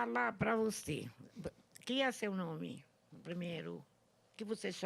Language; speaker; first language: Portuguese; non-native, learner; Arabic